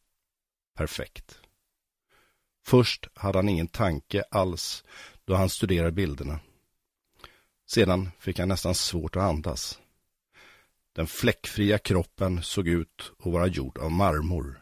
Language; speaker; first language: Swedish; native; Swedish